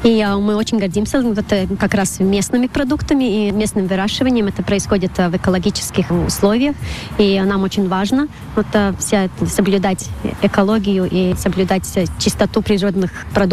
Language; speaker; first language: Russian; non-native, local second language; Latvian